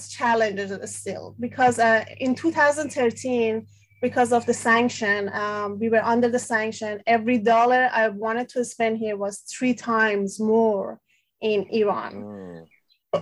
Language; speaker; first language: English; non-native, fluent; Persian